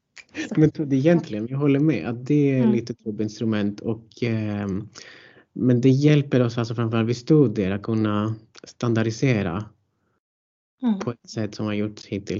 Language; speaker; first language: Swedish; non-native, fluent; Greek